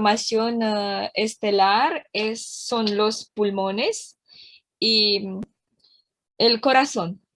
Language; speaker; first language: Spanish; non-native, learner; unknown